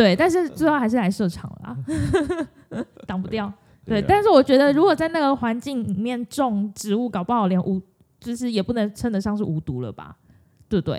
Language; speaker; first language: Chinese; native; Chinese